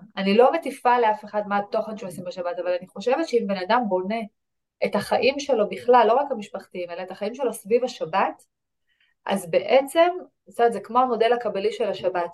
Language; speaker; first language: Hebrew; native; Hebrew